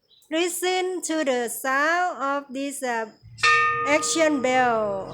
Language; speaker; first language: English; non-native, learner; Thai